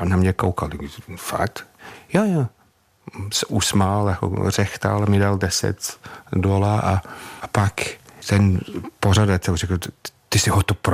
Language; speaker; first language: Czech; non-native, fluent; English